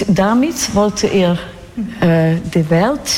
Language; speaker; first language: German; non-native, learner; Dutch